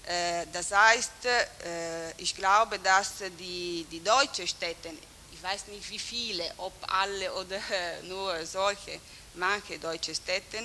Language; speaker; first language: German; non-native, fluent; Italian